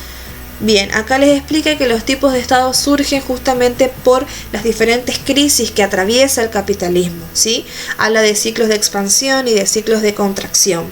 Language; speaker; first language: Spanish; native; Spanish